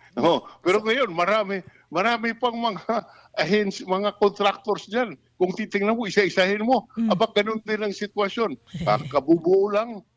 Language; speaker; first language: Filipino; non-native, local second language; Hiligaynon